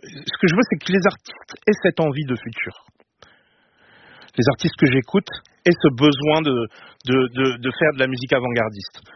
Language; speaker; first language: French; native; French